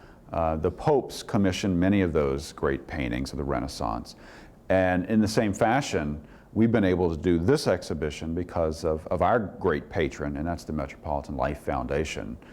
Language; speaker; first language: English; native; English